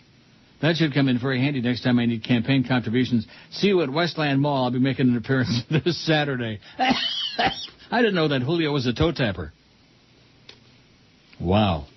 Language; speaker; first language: English; native; English